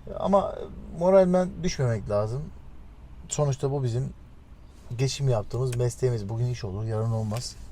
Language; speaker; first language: Turkish; native; Turkish